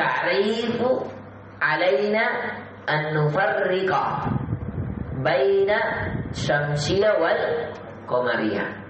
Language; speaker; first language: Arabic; non-native, fluent; Indonesian